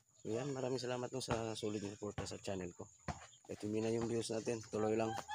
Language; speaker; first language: Filipino; non-native, local second language; Cebuano